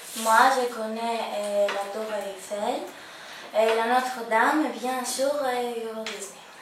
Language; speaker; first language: French; non-native, learner; Greek